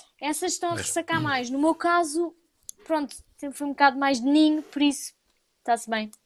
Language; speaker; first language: Portuguese; native; Portuguese